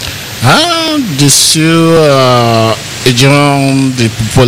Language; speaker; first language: French; non-native, learner; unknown